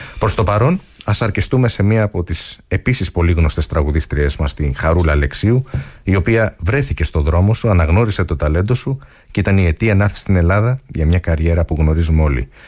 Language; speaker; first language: Greek; native; Greek